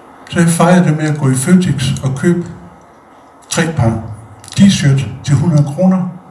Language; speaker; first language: Danish; native; Danish